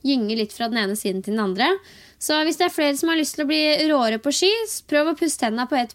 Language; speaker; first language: Norwegian; native; Norwegian